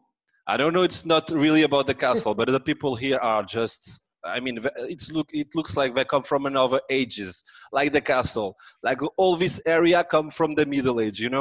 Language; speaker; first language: English; non-native, fluent; French